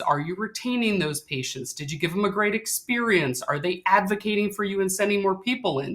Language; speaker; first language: English; native; English